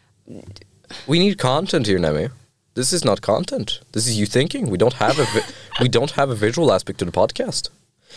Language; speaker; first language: English; non-native, fluent; Norwegian